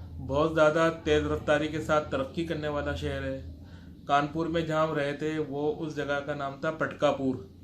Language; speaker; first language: Urdu; native; Urdu